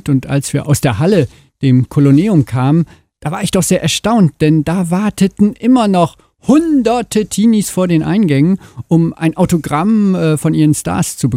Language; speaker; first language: German; native; German